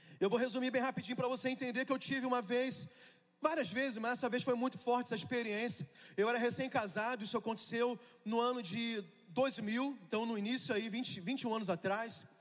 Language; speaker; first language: Portuguese; native; Portuguese